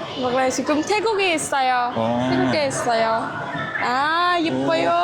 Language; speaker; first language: Korean; non-native, learner; Vietnamese